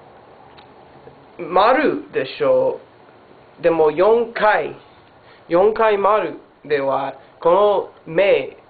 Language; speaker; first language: Japanese; non-native, learner; English